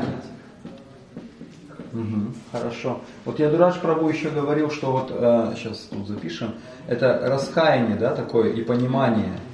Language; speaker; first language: Russian; native; Russian